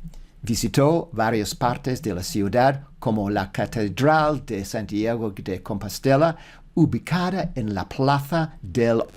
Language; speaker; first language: Spanish; non-native, learner; English